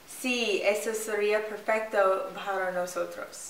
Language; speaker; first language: Spanish; non-native, learner; English